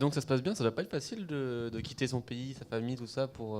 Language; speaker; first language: French; native; French